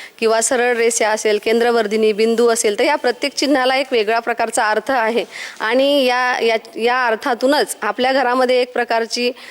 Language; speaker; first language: Marathi; native; Marathi